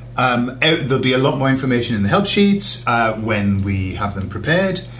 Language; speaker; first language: English; native; English